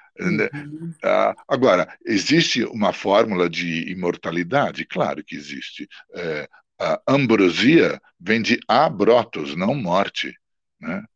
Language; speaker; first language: Portuguese; early bilingual, other home language; Italian